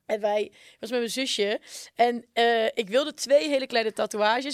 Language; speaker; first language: Dutch; native; Dutch